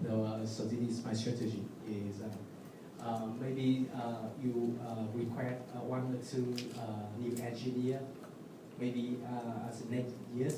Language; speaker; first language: English; non-native, learner; Vietnamese